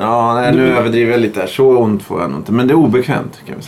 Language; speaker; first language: Swedish; native; Swedish